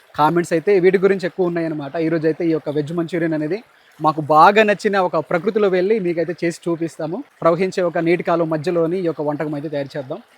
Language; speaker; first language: Telugu; native; Telugu